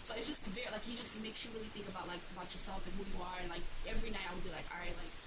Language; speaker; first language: English; early bilingual, other home language; Bosnian